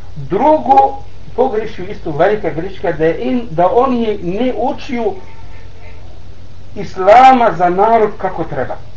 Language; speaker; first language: Bosnian; non-native, learner; Arabic